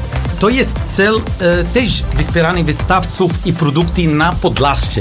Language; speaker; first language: Polish; non-native, learner; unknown